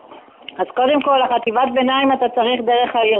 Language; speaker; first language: Hebrew; native; Hebrew